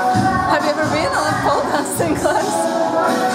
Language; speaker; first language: English; non-native, fluent; Polish